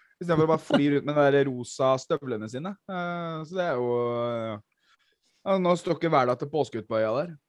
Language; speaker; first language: Norwegian; native; Norwegian